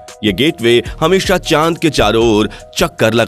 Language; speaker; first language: Hindi; native; Hindi